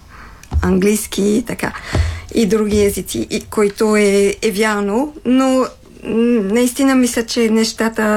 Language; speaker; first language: Bulgarian; non-native, fluent; French